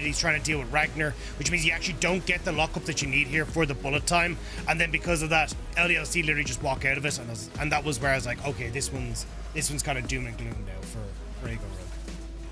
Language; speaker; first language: English; native; English